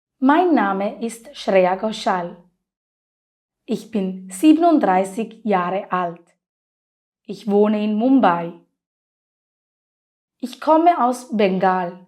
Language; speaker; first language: German; non-native, fluent; Malayalam